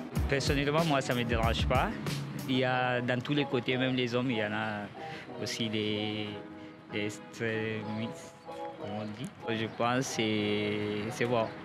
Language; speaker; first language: French; non-native, learner; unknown